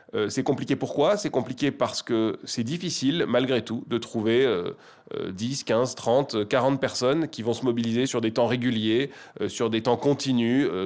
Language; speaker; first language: French; native; French